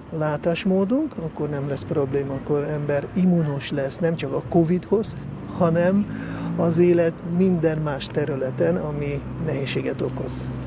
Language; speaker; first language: Hungarian; non-native, local second language; Russian